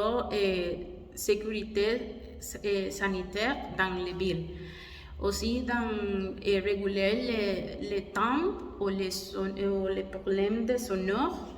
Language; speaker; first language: French; non-native, learner; Spanish